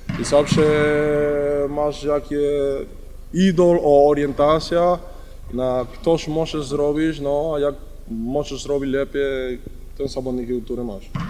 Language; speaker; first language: Polish; non-native, learner; Spanish